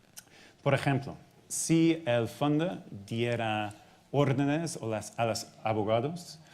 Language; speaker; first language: Spanish; non-native, fluent; English